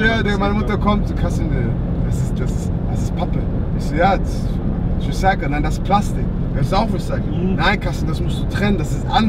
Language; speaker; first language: German; native; German